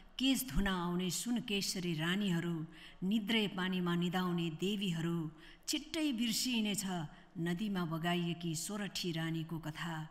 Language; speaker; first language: Nepali; native; Nepali